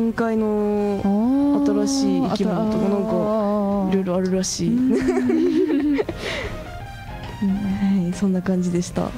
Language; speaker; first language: Japanese; native; Japanese